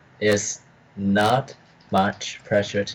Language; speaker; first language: English; non-native, learner; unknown